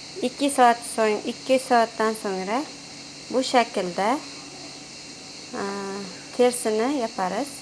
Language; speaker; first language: Turkish; non-native, learner; Uzbek